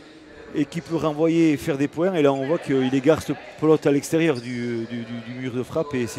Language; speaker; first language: French; native; French